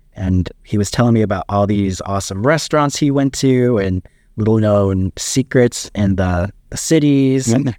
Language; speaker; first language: English; native; English